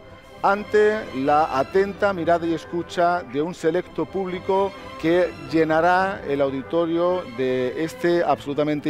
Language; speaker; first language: Spanish; native; Spanish